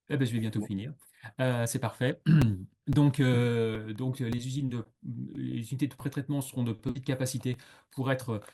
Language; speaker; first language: French; native; French